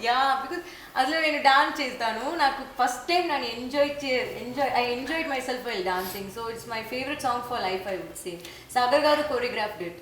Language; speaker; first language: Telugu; non-native, learner; Tamil